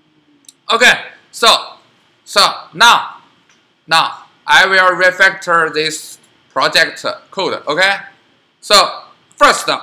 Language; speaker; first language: English; non-native, learner; Chinese